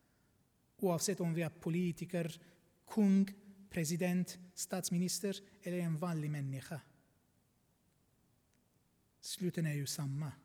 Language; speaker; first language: Swedish; non-native, fluent; Armenian